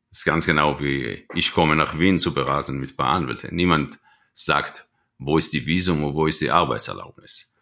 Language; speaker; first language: German; non-native, fluent; Hebrew